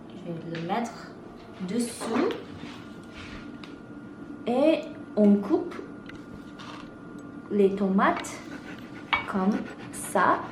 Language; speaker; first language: French; non-native, learner; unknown